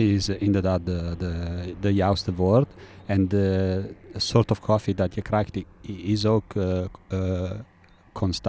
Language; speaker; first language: Dutch; non-native, fluent; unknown